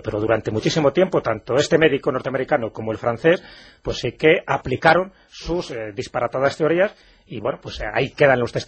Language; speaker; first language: Spanish; native; Spanish